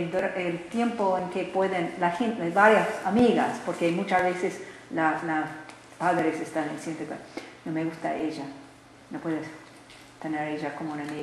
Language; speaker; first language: Spanish; non-native, learner; English